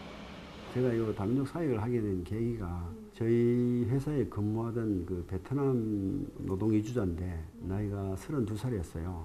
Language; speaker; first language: Korean; non-native, local second language; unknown